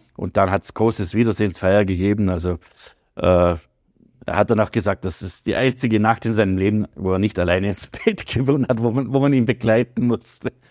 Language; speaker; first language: German; native; German